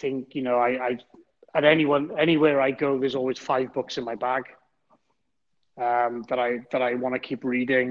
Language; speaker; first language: English; native; English